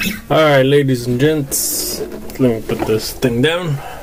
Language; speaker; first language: English; early bilingual, other home language; Spanish